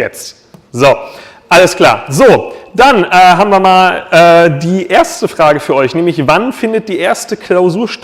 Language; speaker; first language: German; native; German